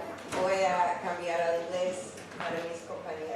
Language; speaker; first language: Spanish; non-native, fluent; English